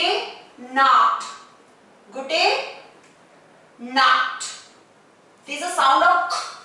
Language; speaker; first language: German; non-native, fluent; Hindi